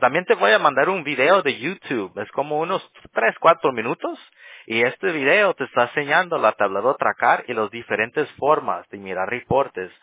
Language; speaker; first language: Spanish; early bilingual, heritage; Spanish